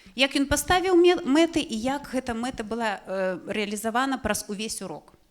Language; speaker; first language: Belarusian; non-native, local second language; Russian